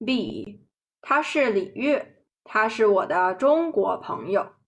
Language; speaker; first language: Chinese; non-native, fluent; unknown